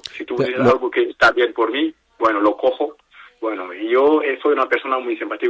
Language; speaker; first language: Spanish; non-native, learner; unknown